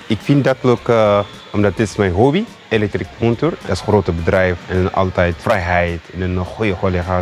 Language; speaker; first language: Dutch; non-native, learner; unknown